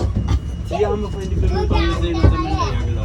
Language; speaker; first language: German; native; German